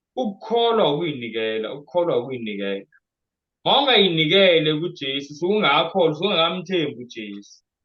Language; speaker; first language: Zulu; native; Zulu